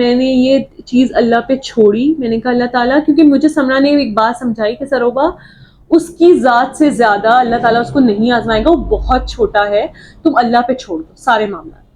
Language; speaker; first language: Urdu; native; Urdu